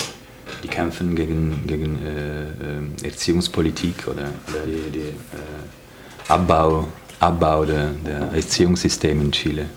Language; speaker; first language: German; non-native, fluent; Italian